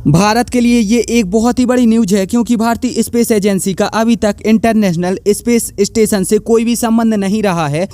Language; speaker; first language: Hindi; native; Hindi